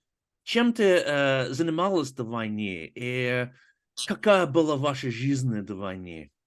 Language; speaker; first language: Russian; non-native, fluent; English